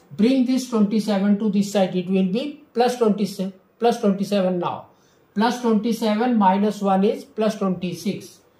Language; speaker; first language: English; non-native, local second language; Hindi